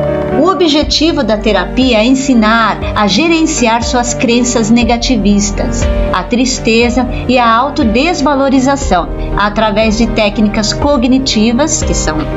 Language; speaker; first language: Portuguese; native; Portuguese